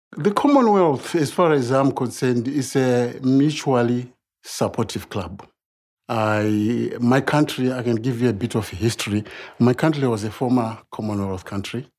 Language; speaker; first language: English; non-native, local second language; Shona